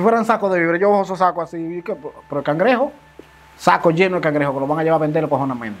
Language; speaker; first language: Spanish; native; Spanish